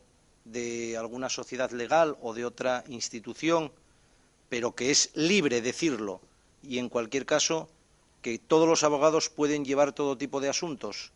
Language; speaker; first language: Spanish; native; Spanish